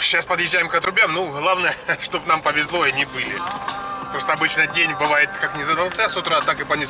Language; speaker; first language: Russian; native; Russian